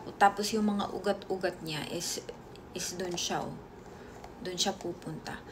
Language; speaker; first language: Filipino; non-native, local second language; Cebuano